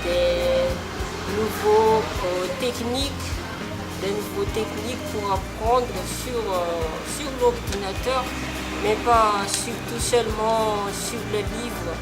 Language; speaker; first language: French; non-native, local second language; Malagasy